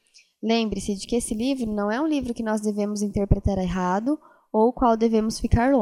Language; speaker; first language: Portuguese; native; Portuguese